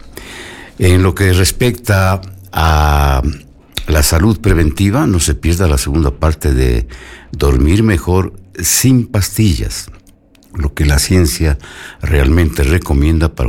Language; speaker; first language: Spanish; native; Spanish